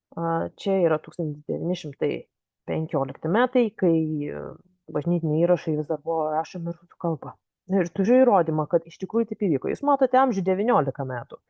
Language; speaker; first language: Lithuanian; native; Lithuanian